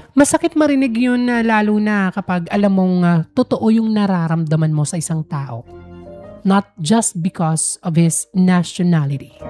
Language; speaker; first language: Filipino; non-native, local second language; Waray